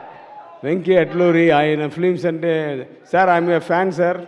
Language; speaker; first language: Telugu; non-native, learner; Tamil